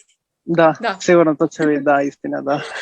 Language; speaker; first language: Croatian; early bilingual, heritage; Spanish